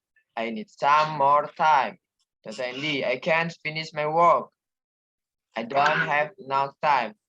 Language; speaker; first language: English; non-native, learner; Indonesian